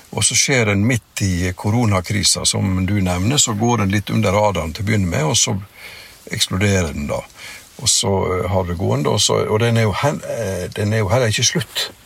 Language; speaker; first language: Norwegian; native; Norwegian